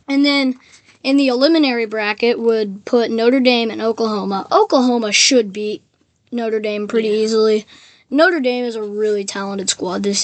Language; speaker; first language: English; native; English